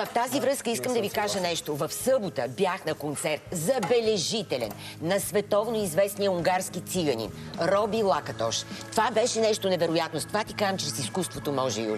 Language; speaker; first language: Bulgarian; native; Bulgarian